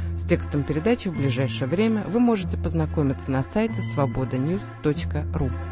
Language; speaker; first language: Russian; native; Russian